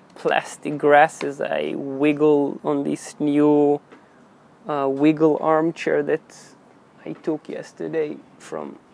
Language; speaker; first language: English; non-native, fluent; Hebrew